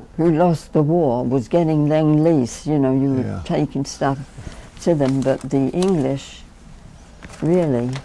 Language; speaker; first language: English; native; English